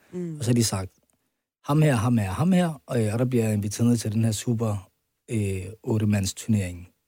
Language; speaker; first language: Danish; early bilingual, other home language; Arabic